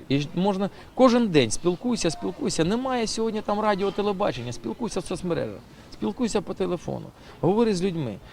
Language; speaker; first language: Ukrainian; non-native, local second language; Russian